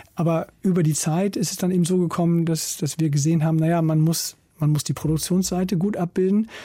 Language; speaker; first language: German; native; German